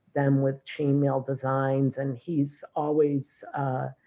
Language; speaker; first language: English; native; English